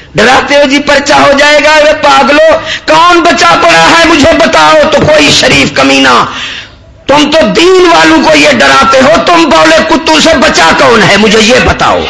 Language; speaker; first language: Urdu; non-native, local second language; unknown